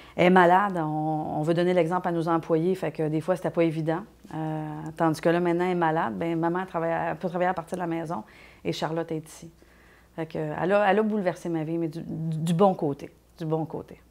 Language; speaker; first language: French; native; French